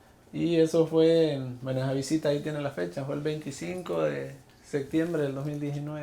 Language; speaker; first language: Spanish; native; Spanish